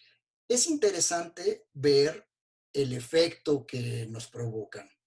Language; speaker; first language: Spanish; native; Spanish